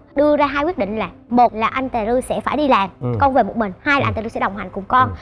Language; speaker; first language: Vietnamese; native; Vietnamese